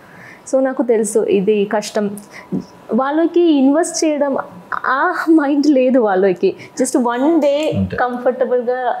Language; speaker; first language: Telugu; non-native, learner; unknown